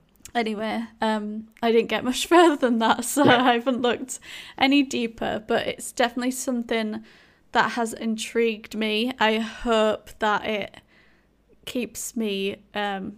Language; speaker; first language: English; native; English